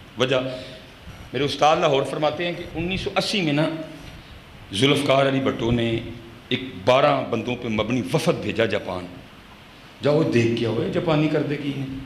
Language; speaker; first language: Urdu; non-native, local second language; Punjabi